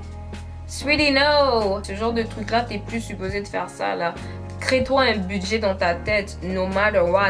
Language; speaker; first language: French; native; French